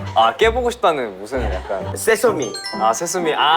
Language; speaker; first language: Korean; non-native, fluent; English